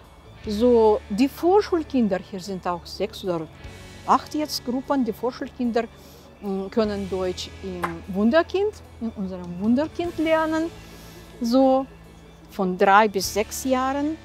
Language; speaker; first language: German; non-native, local second language; Russian